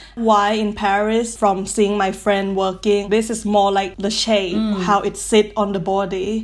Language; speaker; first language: English; non-native, learner; Thai